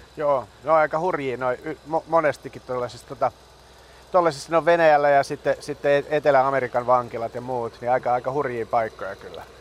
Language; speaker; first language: Finnish; early bilingual, other home language; Persian